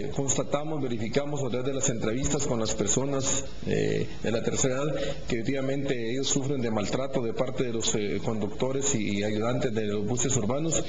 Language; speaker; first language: Spanish; native; Spanish